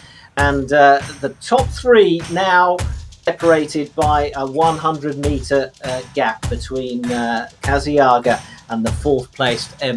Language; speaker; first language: English; native; English